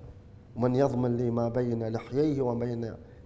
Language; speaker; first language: Arabic; native; Arabic